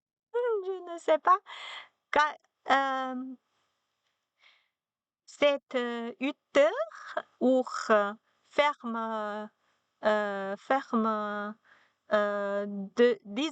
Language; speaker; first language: French; non-native, learner; Chinese